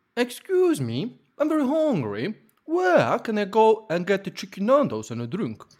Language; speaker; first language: English; non-native, fluent; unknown